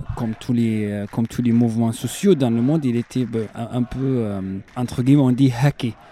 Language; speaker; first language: French; non-native, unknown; Arabic